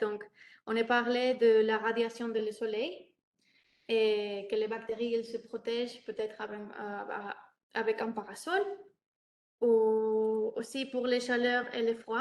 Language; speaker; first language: French; non-native, learner; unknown